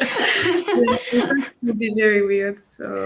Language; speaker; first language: English; non-native, fluent; French